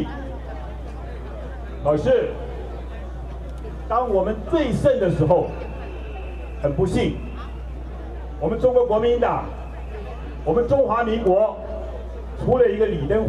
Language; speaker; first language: Chinese; native; Chinese